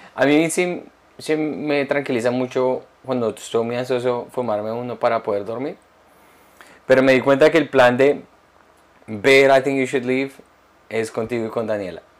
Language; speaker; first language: Spanish; early bilingual, heritage; Spanish